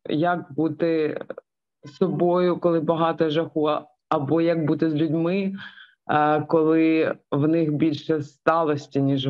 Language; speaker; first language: Ukrainian; non-native, local second language; Russian